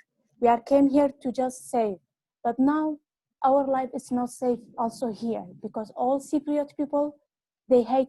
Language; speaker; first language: English; non-native, learner; Kurdish